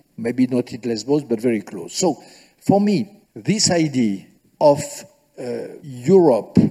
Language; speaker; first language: English; non-native, fluent; French